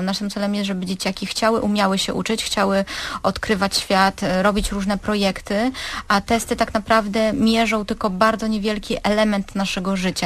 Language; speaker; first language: Polish; native; Polish